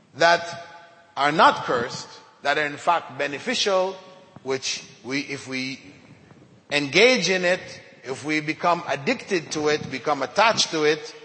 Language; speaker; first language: English; native; English